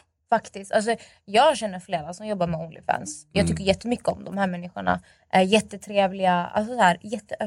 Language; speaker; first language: Swedish; native; Swedish